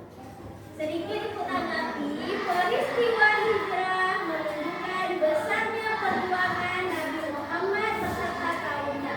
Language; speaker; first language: Indonesian; native; Indonesian